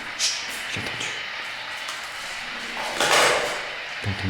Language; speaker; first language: French; native; French